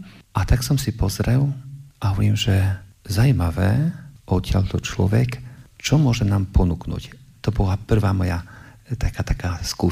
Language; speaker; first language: Slovak; non-native, fluent; Polish